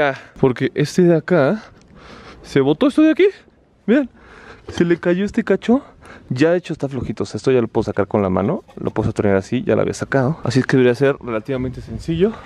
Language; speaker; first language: Spanish; native; Spanish